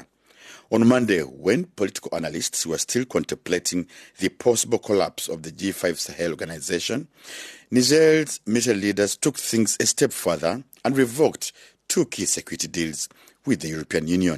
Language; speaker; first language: English; non-native, local second language; Kinyarwanda